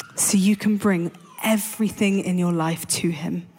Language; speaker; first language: English; native; English